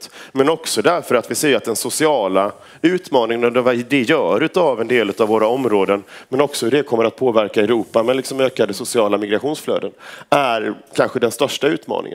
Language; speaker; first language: Swedish; native; Swedish